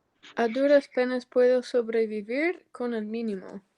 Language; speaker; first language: Spanish; non-native, learner; English